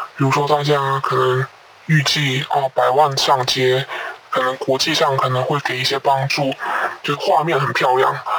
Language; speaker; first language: Chinese; non-native, local second language; Cantonese